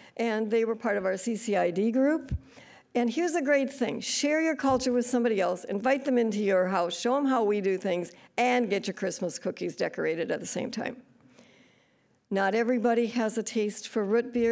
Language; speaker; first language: English; native; English